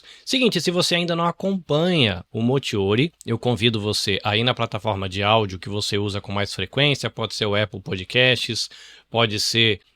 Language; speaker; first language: Portuguese; native; Portuguese